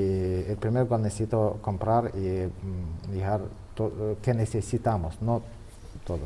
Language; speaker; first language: Spanish; non-native, learner; Ukrainian